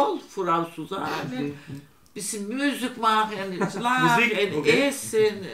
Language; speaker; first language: German; non-native, learner; Turkish